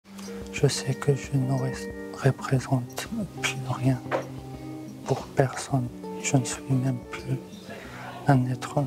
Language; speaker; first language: French; non-native, learner; Arabic